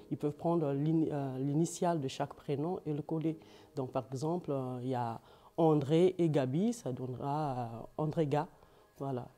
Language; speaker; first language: French; non-native, local second language; Lingala